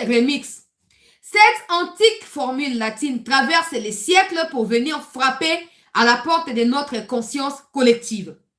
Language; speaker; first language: French; non-native, local second language; Lingala